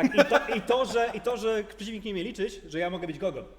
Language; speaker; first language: Polish; native; Polish